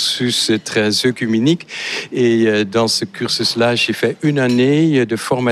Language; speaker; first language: French; non-native, fluent; Dutch